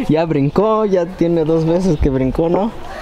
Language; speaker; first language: Spanish; early bilingual, heritage; Spanish